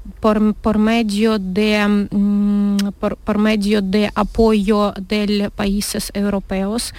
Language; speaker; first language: Spanish; non-native, learner; Ukrainian